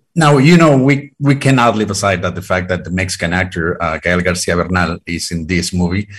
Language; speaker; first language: English; non-native, fluent; Spanish